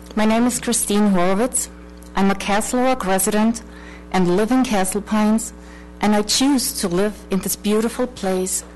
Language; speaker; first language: English; non-native, fluent; German